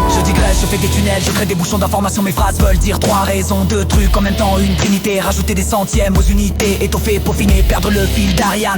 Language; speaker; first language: French; native; French